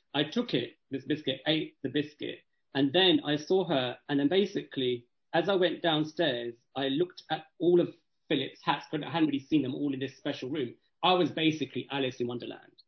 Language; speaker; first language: English; native; English